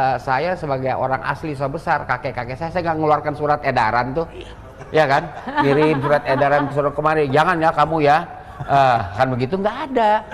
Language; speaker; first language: Indonesian; native; Indonesian